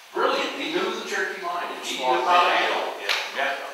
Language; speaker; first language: English; native; English